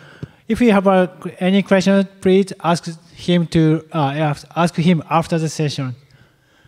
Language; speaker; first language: English; non-native, fluent; Japanese